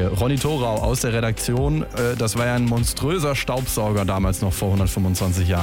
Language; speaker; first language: German; native; German